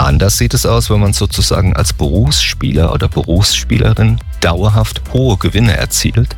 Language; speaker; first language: German; native; German